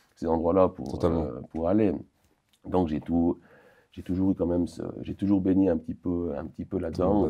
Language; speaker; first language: French; native; French